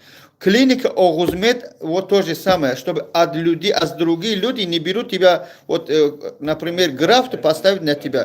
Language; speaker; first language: Russian; non-native, learner; Tajik